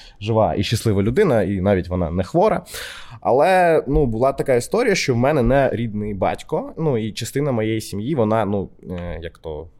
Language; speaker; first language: Ukrainian; native; Ukrainian